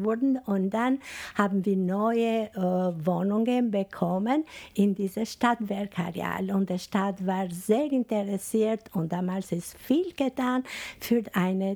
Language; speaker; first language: German; non-native, fluent; Albanian